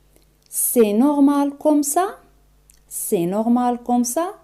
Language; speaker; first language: French; non-native, fluent; Spanish